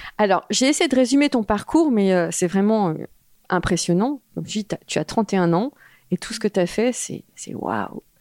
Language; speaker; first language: French; native; French